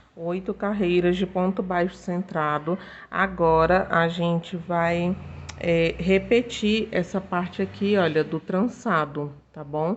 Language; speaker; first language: Portuguese; native; Portuguese